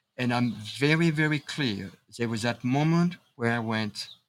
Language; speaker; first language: English; non-native, fluent; French